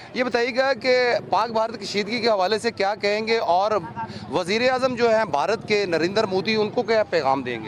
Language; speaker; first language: Urdu; native; Urdu